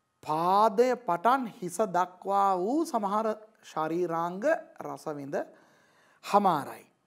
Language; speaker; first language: Sinhala; non-native, local second language; Tamil